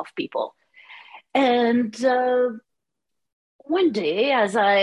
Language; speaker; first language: English; non-native, fluent; French